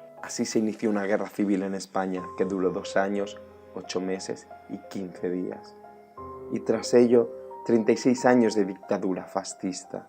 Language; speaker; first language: Spanish; native; Spanish